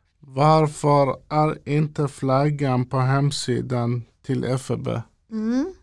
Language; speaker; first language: Swedish; non-native, local second language; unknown